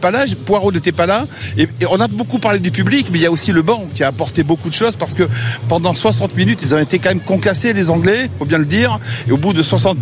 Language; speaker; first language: French; native; French